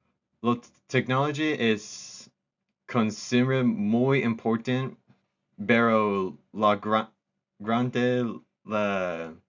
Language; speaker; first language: Spanish; non-native, learner; English